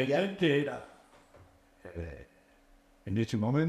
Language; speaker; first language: Spanish; native; Spanish